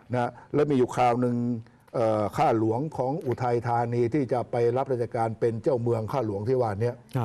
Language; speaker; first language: Thai; native; Thai